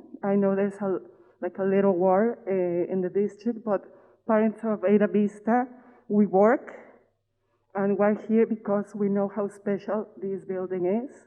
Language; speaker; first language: English; non-native, fluent; Spanish